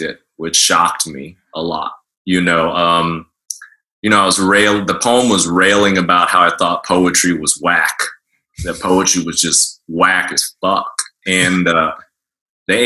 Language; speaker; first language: English; native; English